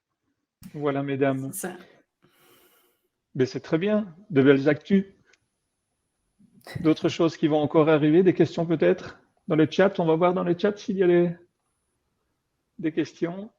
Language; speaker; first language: French; native; French